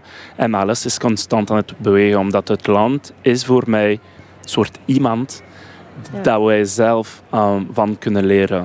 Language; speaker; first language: Dutch; non-native, local second language; French